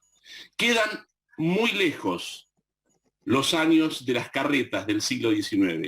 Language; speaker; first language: Spanish; native; Spanish